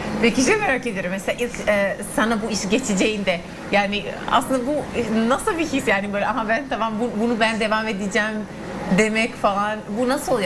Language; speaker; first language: Turkish; non-native, fluent; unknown